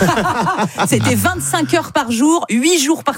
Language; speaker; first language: French; native; French